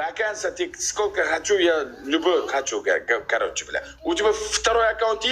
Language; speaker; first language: Russian; non-native, learner; Uzbek